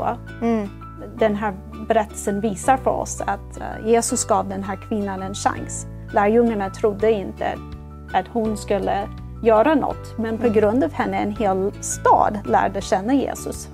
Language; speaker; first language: Swedish; non-native, fluent; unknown